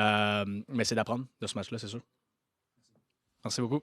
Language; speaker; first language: French; native; French